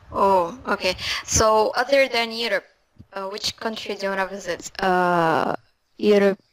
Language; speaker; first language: English; non-native, fluent; Arabic